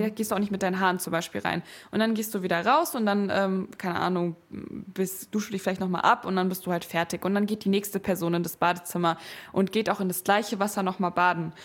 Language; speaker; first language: German; native; German